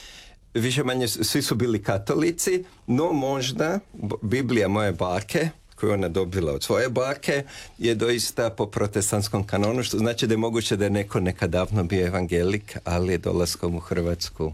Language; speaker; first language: Serbian; native; Serbian